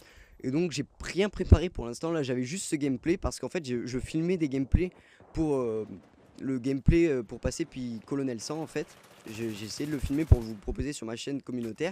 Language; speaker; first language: French; native; French